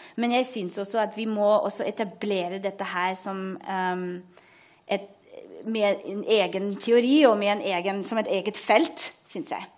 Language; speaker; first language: Norwegian; non-native, fluent; German